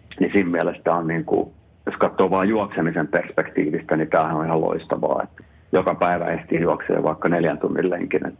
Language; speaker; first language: Finnish; native; Finnish